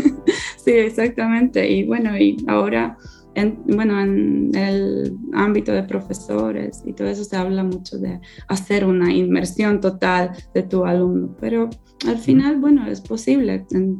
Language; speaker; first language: Spanish; non-native, fluent; Polish